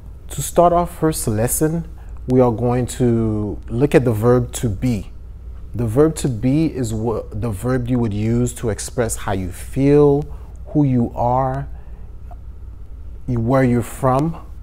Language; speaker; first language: English; non-native, fluent; Haitian Creole